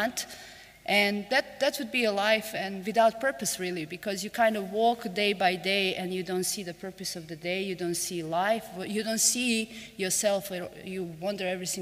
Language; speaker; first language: English; non-native, fluent; Serbian